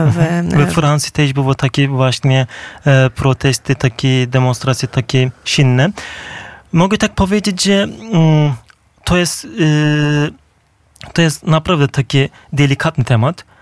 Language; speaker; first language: Polish; non-native, fluent; Turkish